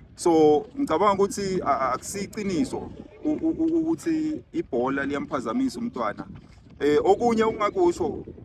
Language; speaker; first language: Zulu; native; Zulu